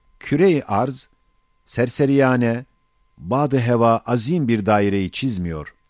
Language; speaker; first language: Turkish; native; Turkish